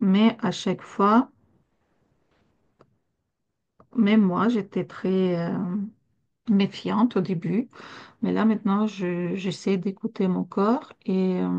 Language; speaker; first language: French; non-native, fluent; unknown